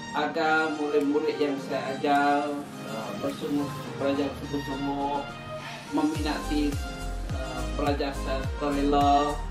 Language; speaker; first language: Malay; non-native, local second language; Iban